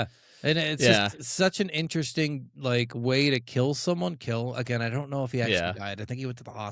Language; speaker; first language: English; native; English